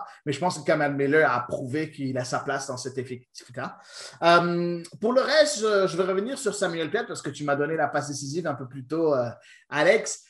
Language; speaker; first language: French; native; French